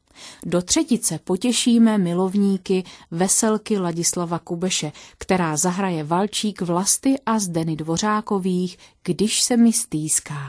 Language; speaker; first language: Czech; native; Czech